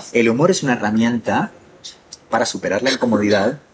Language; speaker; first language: Spanish; native; Spanish